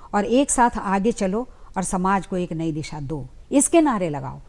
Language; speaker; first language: Hindi; native; Hindi